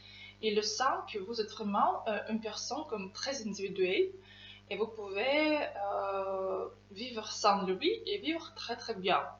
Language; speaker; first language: French; non-native, fluent; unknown